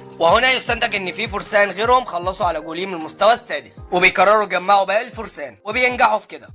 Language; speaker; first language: Arabic; native; Arabic